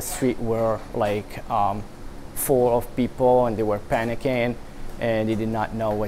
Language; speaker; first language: English; non-native, fluent; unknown